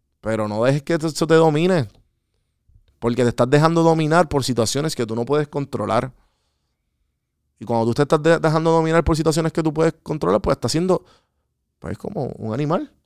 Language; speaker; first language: Spanish; native; Spanish